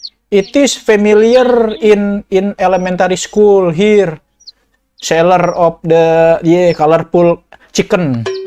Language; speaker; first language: English; non-native, learner; Indonesian